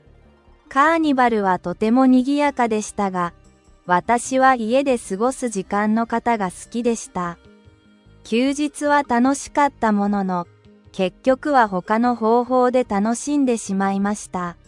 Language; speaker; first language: Japanese; non-native, learner; Portuguese